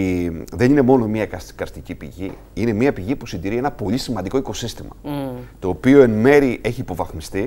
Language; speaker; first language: Greek; native; Greek